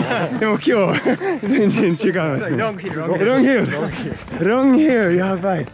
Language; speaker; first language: Japanese; non-native, learner; English